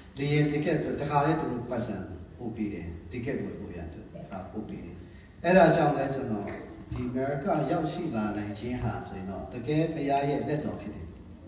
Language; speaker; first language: Burmese; non-native, local second language; Tedim Chin